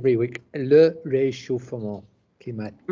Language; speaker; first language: French; non-native, learner; English